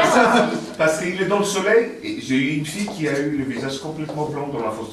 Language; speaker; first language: French; native; French